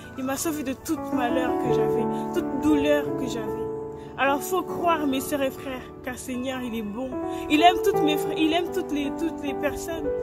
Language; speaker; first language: French; early bilingual, other home language; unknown